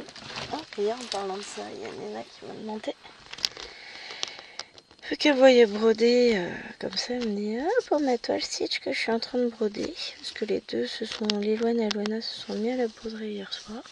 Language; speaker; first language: French; native; French